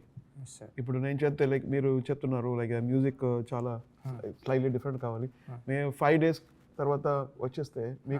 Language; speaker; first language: Telugu; non-native, learner; Tamil